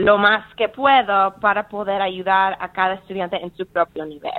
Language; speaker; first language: Spanish; early bilingual, heritage; Spanish